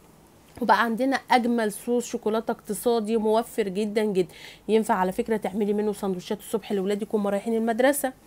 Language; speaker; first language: Arabic; native; Arabic